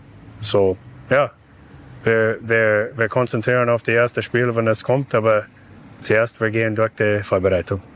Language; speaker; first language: German; non-native, fluent; English